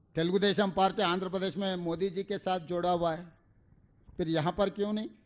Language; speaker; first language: Hindi; non-native, local second language; Telugu